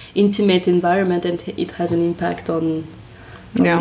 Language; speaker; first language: English; non-native, fluent; French